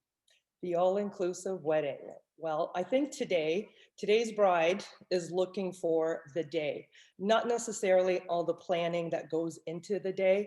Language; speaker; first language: English; native; English